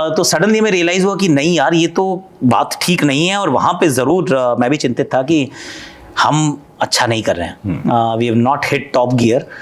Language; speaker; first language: Hindi; native; Hindi